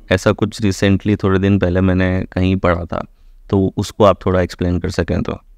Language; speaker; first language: Hindi; native; Hindi